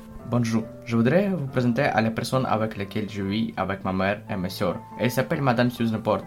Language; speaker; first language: French; non-native, learner; Ukrainian